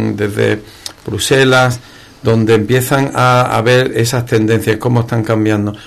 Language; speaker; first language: Spanish; native; Spanish